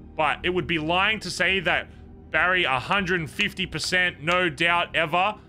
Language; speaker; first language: English; native; English